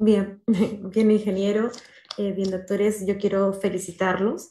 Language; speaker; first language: Spanish; native; Spanish